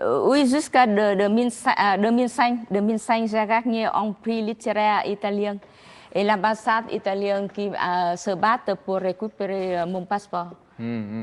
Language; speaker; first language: French; non-native, learner; Vietnamese